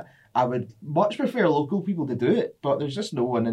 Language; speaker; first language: English; native; English